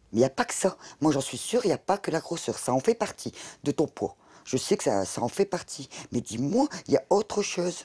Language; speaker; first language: French; native; French